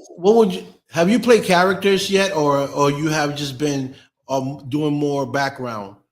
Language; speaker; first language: English; native; English